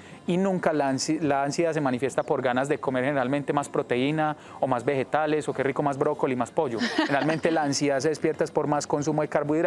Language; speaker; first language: Spanish; native; Spanish